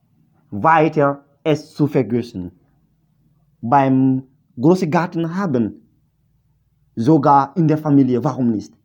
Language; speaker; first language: German; non-native, learner; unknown